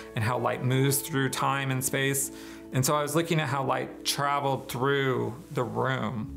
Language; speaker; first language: English; native; English